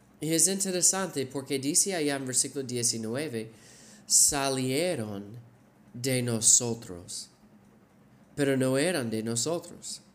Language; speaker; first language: Spanish; non-native, fluent; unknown